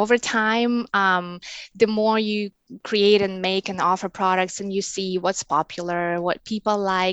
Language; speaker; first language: English; non-native, fluent; Russian